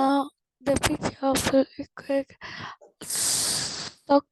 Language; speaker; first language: English; non-native, learner; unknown